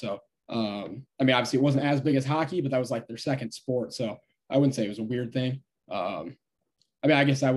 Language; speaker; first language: English; native; English